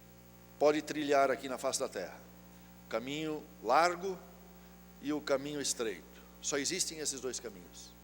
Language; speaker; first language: Portuguese; native; Portuguese